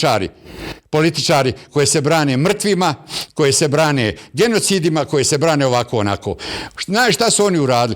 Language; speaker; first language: Bosnian; native; Bosnian